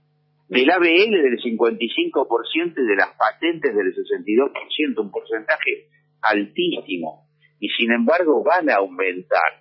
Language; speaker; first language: Spanish; native; Spanish